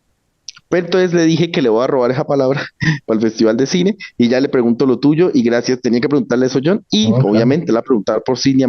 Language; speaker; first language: Spanish; native; Spanish